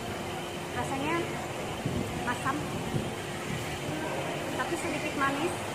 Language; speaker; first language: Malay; non-native, local second language; Sundanese